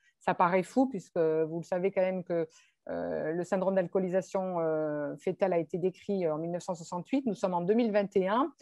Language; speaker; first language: French; native; French